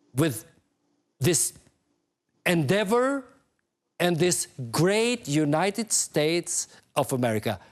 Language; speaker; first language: English; non-native, fluent; Albanian